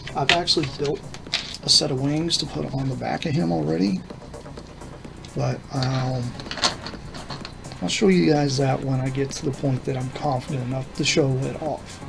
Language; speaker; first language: English; native; English